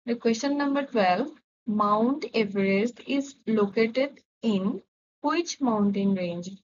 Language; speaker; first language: English; non-native, local second language; Assamese